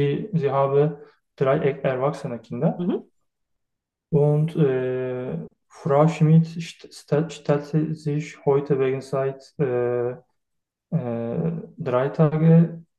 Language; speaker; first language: German; non-native, learner; Turkish